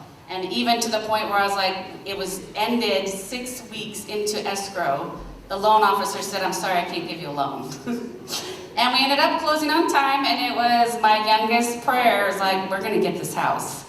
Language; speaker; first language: English; native; English